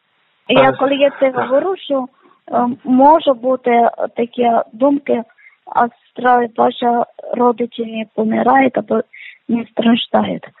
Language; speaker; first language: Ukrainian; non-native, learner; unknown